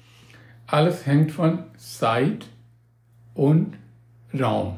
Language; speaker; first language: German; non-native, learner; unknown